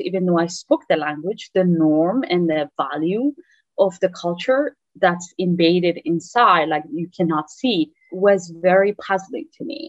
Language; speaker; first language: English; non-native, fluent; Tigrinya